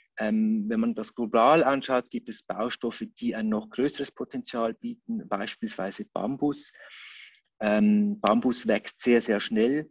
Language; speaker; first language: German; native; German